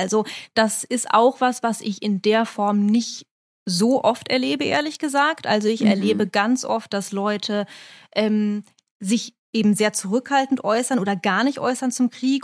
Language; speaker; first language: German; native; German